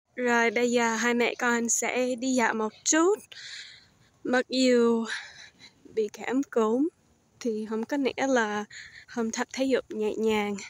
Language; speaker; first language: Vietnamese; early bilingual, heritage; Vietnamese